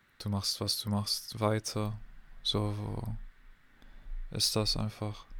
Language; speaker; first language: German; non-native, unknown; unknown